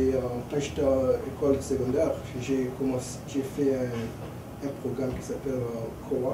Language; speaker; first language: French; early bilingual, other home language; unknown